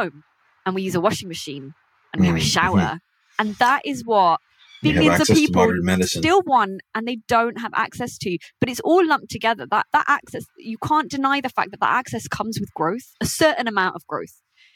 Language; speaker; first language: English; native; English